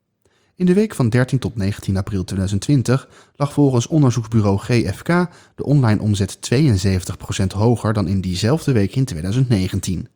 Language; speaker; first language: Dutch; native; Dutch